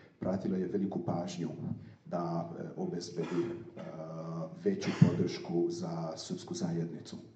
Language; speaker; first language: Serbian; non-native, fluent; Hungarian